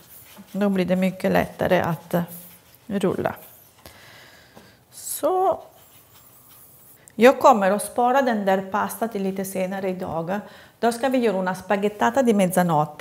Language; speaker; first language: Swedish; non-native, fluent; Italian